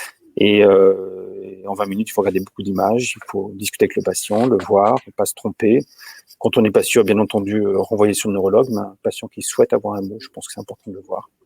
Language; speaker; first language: French; native; French